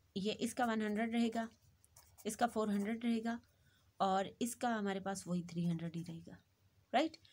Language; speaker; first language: Urdu; native; Urdu